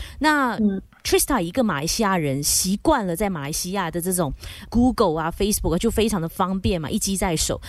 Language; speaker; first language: Chinese; native; Chinese